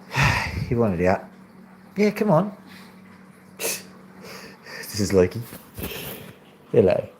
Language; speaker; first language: English; native; English